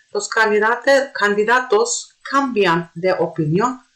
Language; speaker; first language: Spanish; non-native, fluent; Turkish